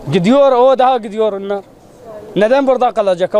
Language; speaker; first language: Turkish; non-native, learner; Arabic